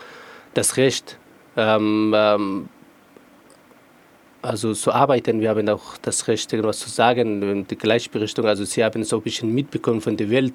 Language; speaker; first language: German; non-native, fluent; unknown